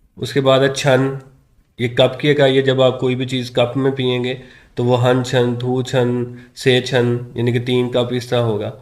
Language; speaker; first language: Urdu; non-native, local second language; Punjabi